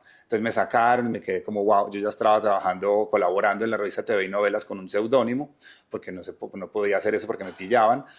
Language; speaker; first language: Spanish; native; Spanish